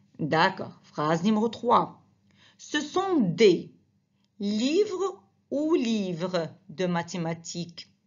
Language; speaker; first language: French; non-native, fluent; Arabic